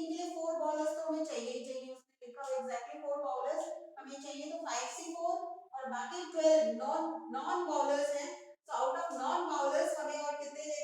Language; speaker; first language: Hindi; native; Hindi